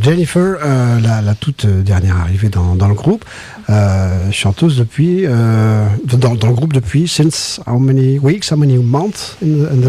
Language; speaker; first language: French; native; French